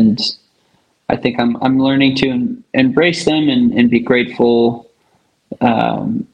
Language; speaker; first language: English; native; English